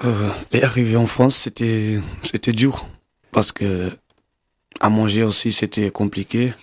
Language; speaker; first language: French; non-native, learner; Kabuverdianu